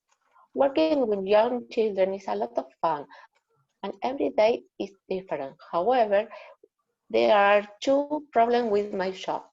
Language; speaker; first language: English; non-native, learner; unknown